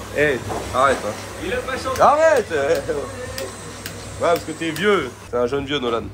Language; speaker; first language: French; native; French